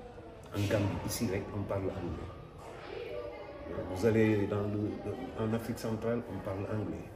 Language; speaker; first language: French; non-native, local second language; Wolof